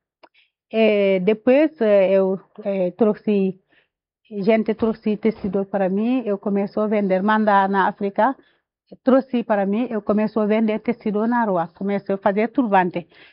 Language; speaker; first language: Portuguese; non-native, learner; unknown